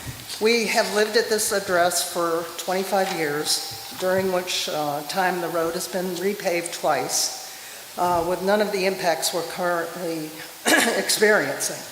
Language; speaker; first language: English; native; English